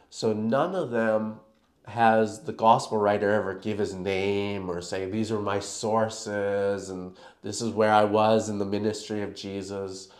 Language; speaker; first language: English; native; English